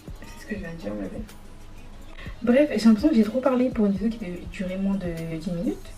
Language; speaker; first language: French; native; French